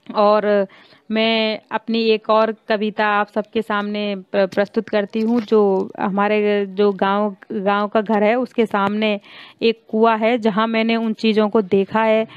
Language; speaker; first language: Hindi; native; Hindi